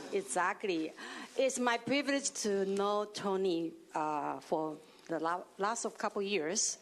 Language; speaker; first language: English; non-native, learner; Chinese